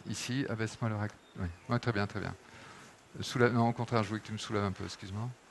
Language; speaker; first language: French; native; French